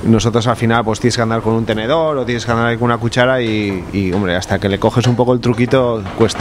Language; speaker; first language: Spanish; native; Spanish